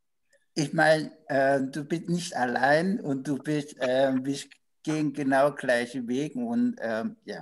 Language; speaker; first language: German; non-native, learner; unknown